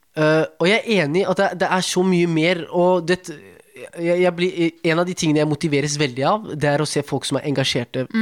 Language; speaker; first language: Norwegian; early bilingual, other home language; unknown